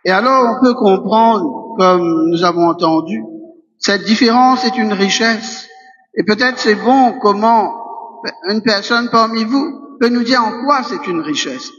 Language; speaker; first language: French; non-native, local second language; Morisyen